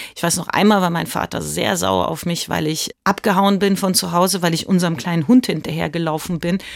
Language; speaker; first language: German; early bilingual, heritage; German